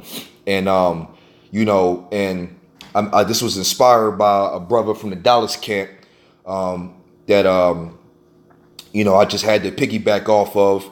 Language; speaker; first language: English; native; English